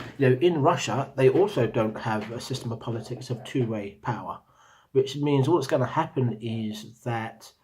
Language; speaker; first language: English; native; English